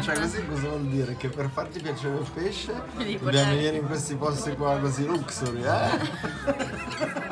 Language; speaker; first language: Italian; native; Italian